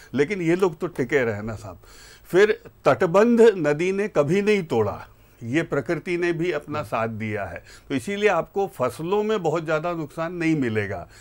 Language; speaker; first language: Hindi; native; Hindi